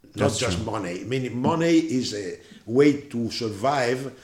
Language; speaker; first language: English; non-native, fluent; Italian